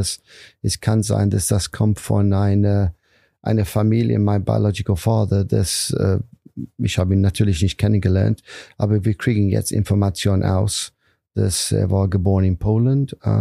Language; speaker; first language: German; non-native, fluent; English